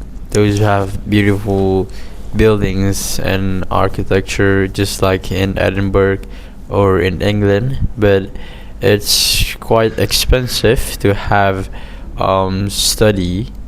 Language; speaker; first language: English; non-native, fluent; Indonesian